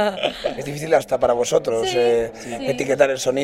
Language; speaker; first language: Spanish; native; Spanish